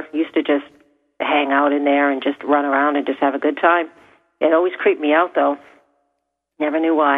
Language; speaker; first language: English; native; English